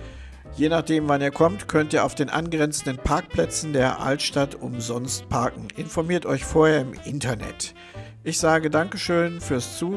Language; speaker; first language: German; native; German